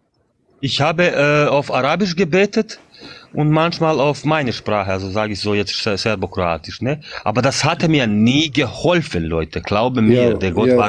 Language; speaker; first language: German; non-native, fluent; Bosnian